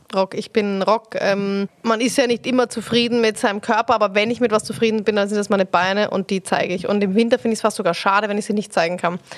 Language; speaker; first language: German; native; German